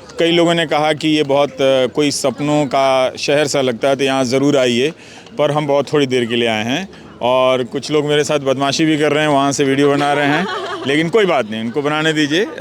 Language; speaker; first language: Hindi; native; Hindi